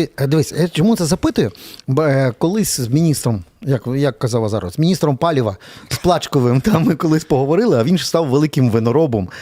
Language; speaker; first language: Ukrainian; native; Ukrainian